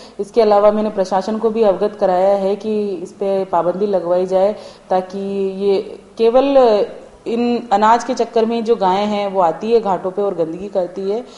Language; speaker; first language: Hindi; native; Hindi